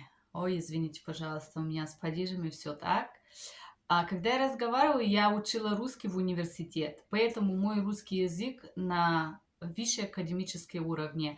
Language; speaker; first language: Russian; non-native, fluent; Bulgarian